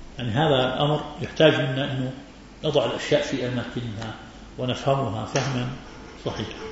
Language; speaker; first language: Arabic; native; Arabic